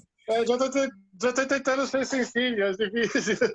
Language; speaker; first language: Spanish; non-native, fluent; Portuguese